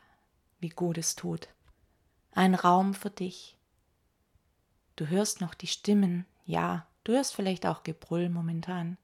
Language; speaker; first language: German; native; German